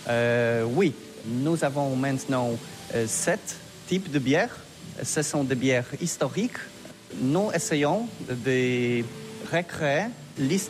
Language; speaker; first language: French; non-native, learner; Polish